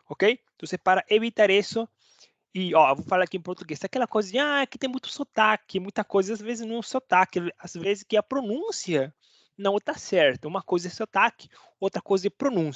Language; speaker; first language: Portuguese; non-native, fluent; Spanish